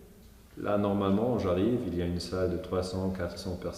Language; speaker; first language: French; non-native, local second language; German